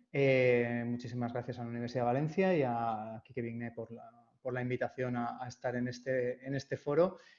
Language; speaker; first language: Spanish; native; Spanish